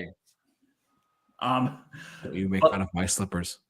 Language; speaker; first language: English; native; English